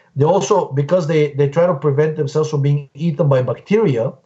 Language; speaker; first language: English; non-native, fluent; Bulgarian